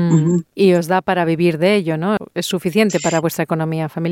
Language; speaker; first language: Spanish; native; Spanish